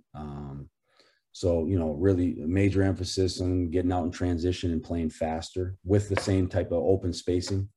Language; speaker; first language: English; native; English